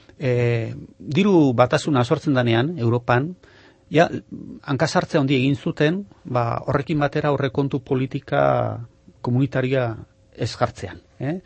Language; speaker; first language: Basque; non-native, local second language; Spanish